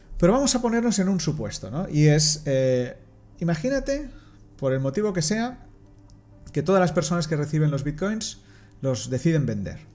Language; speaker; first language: Spanish; non-native, local second language; Catalan